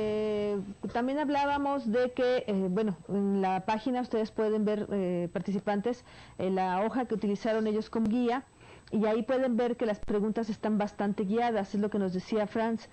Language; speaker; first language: Spanish; native; Spanish